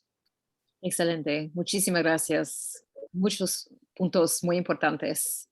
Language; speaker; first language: Spanish; non-native, learner; English